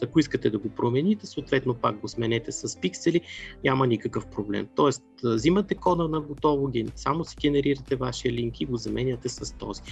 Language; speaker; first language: Bulgarian; native; Bulgarian